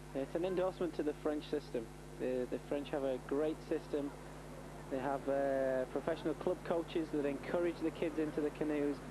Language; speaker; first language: English; native; English